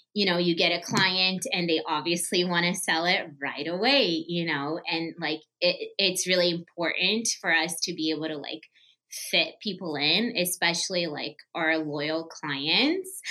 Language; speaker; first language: English; early bilingual, other home language; Portuguese